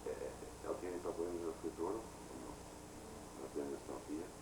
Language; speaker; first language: Spanish; non-native, learner; English